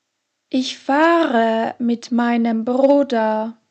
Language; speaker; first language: German; non-native, fluent; Slovak